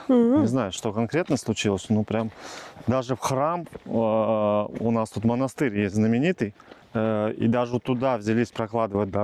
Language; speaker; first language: Russian; native; Russian